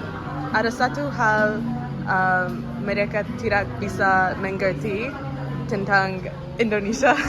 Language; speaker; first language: Indonesian; non-native, learner; English